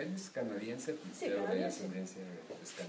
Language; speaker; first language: Spanish; native; Spanish